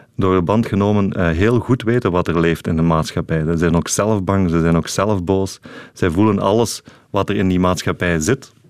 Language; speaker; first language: Dutch; native; Dutch